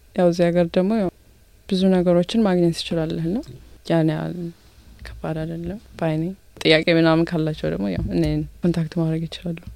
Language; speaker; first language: Amharic; native; Amharic